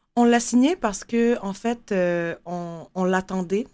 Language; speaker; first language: French; non-native, local second language; Arabic